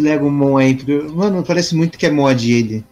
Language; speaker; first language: Portuguese; native; Portuguese